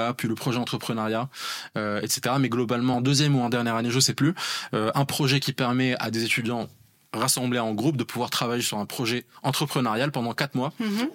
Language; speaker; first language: French; non-native, local second language; Arabic